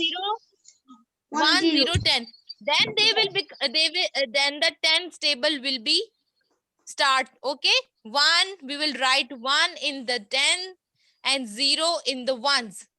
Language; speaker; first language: English; non-native, fluent; Urdu